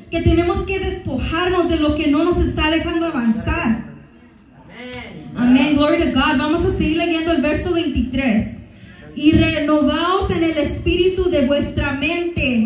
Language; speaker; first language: Spanish; early bilingual, heritage; Spanish